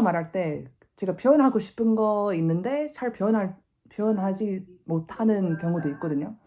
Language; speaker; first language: Korean; non-native, fluent; English